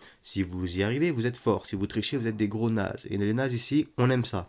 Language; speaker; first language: French; native; French